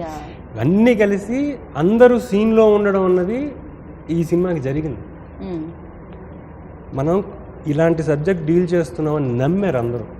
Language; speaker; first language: Telugu; native; Telugu